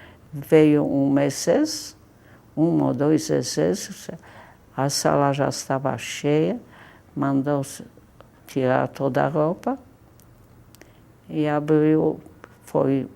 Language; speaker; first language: Portuguese; non-native, fluent; Polish